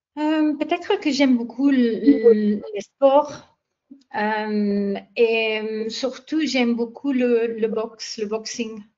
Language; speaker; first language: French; non-native, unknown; English